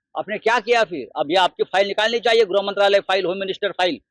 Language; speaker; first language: Hindi; non-native, local second language; Marathi